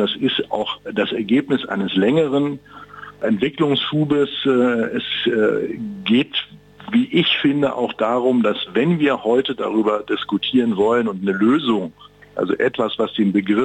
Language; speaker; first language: German; native; German